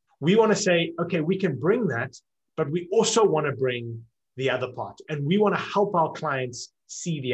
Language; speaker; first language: English; native; English